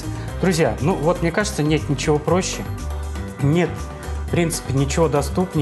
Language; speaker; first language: Russian; native; Russian